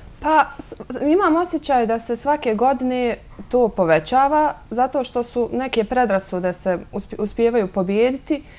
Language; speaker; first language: Croatian; native; Croatian